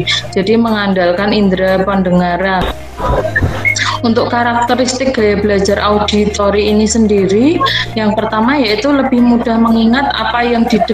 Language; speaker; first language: Indonesian; native; Indonesian